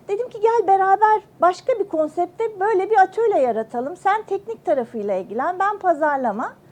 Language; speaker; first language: Turkish; native; Turkish